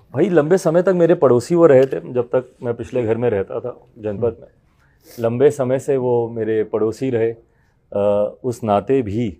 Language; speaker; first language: Hindi; native; Hindi